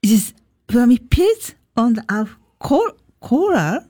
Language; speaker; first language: German; non-native, learner; Japanese